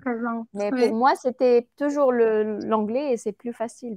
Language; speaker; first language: French; non-native, fluent; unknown